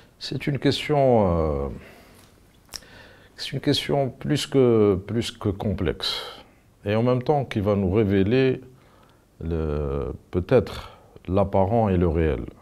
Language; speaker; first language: French; non-native, local second language; Arabic